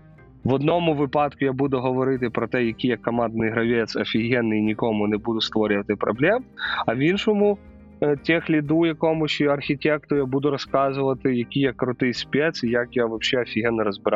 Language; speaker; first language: Ukrainian; native; Ukrainian